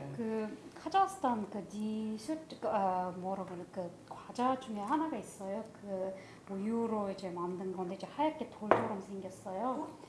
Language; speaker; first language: Korean; non-native, fluent; Kazakh